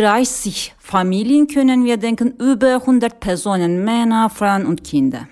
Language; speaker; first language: German; non-native, learner; Turkish